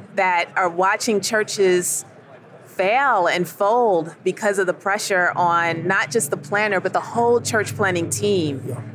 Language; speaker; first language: English; native; English